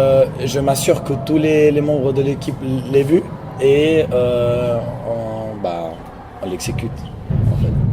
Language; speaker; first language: French; non-native, local second language; Spanish